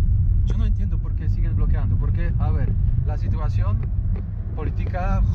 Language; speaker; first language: Spanish; non-native, learner; Polish